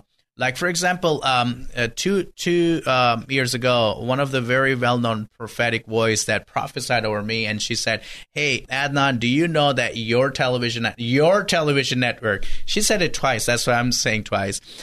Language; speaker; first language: English; non-native, local second language; Urdu